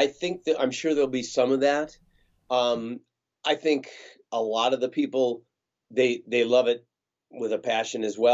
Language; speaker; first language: English; native; English